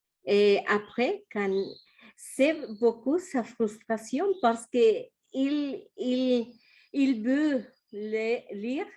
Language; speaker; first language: French; non-native, learner; Spanish